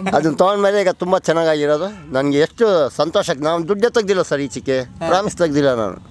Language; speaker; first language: Kannada; native; Kannada